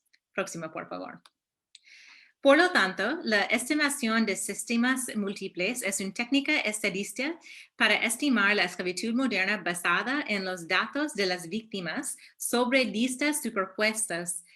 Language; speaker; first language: Spanish; early bilingual, heritage; Spanish